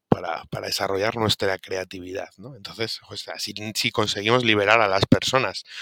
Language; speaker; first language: Spanish; native; Spanish